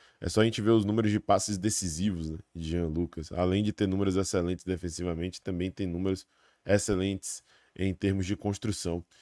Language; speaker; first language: Portuguese; native; Portuguese